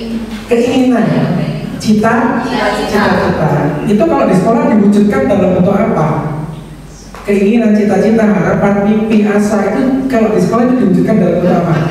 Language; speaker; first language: Indonesian; native; Indonesian